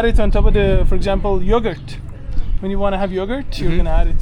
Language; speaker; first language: English; non-native, fluent; Persian